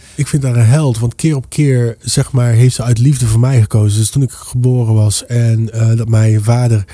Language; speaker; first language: Dutch; early bilingual, other home language; Papiamento